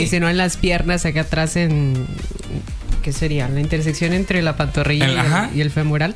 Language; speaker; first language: Spanish; native; Spanish